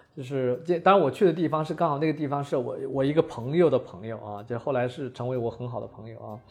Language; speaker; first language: Chinese; native; Chinese